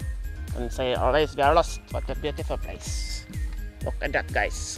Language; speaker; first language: English; non-native, learner; Czech